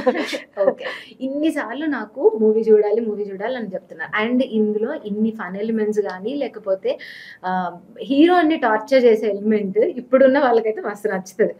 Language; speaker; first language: Telugu; native; Telugu